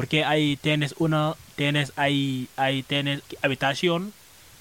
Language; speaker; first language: Spanish; non-native, learner; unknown